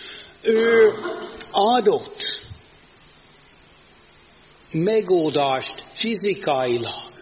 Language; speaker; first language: Hungarian; non-native, fluent; English